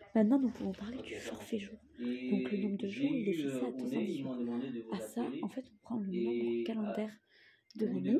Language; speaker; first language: French; native; French